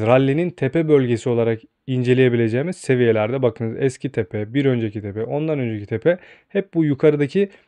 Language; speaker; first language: Turkish; native; Turkish